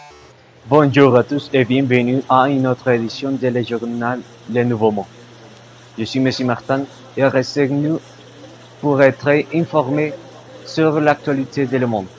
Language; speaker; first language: French; non-native, learner; Spanish